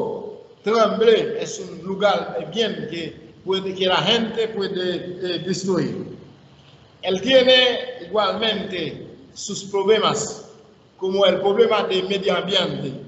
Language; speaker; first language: Spanish; non-native, learner; Haitian Creole